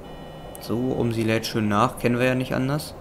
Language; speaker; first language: German; native; German